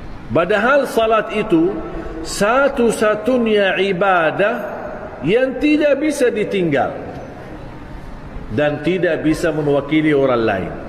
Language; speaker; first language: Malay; non-native, fluent; Arabic